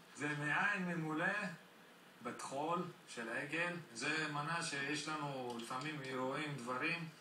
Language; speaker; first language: Hebrew; non-native, fluent; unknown